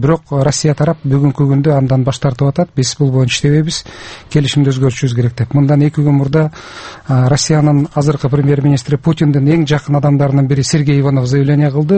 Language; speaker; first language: Kyrgyz; native; Kyrgyz